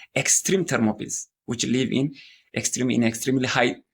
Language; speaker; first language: English; non-native, local second language; Amharic